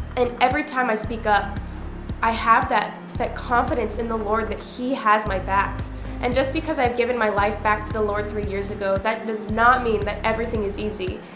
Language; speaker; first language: English; native; English